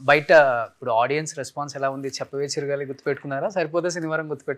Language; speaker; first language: Telugu; native; Telugu